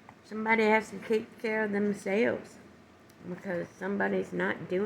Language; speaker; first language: English; native; English